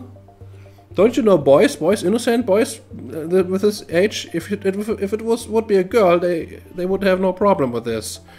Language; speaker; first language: English; non-native, fluent; German